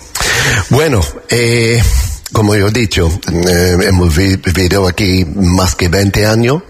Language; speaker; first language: Spanish; non-native, learner; English